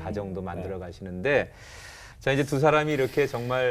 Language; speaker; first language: Korean; native; Korean